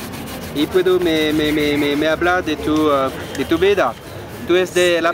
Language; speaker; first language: Spanish; non-native, learner; French